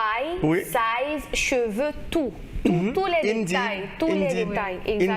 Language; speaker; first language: French; non-native, local second language; Haitian Creole